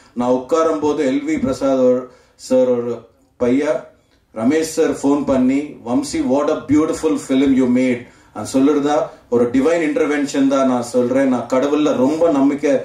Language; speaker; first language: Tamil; non-native, learner; Telugu